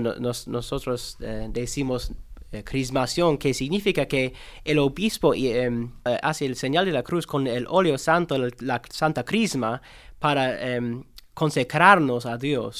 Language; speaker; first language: Spanish; non-native, learner; English